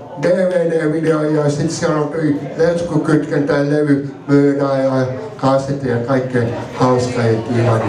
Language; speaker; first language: Finnish; native; Finnish